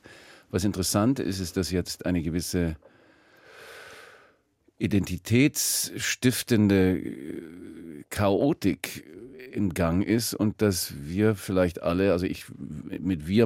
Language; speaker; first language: German; early bilingual, heritage; German